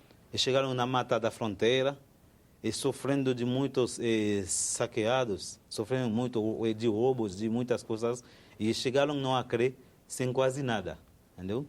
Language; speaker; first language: Portuguese; non-native, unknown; Haitian Creole